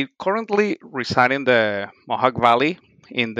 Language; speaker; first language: English; non-native, fluent; Spanish